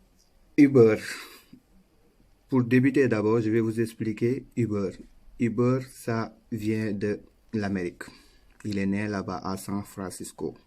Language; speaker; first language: French; non-native, local second language; Wolof